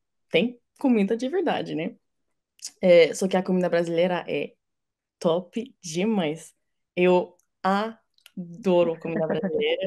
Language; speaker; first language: Portuguese; non-native, fluent; French